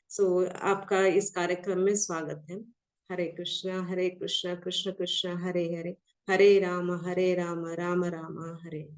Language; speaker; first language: Hindi; non-native, local second language; Kannada